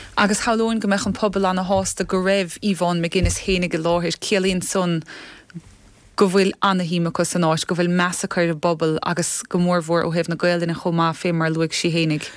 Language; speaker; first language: Irish; native; Irish